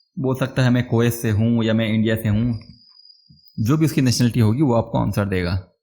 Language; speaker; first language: Hindi; native; Hindi